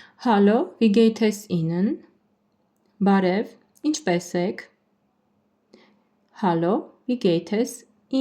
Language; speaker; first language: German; non-native, fluent; Armenian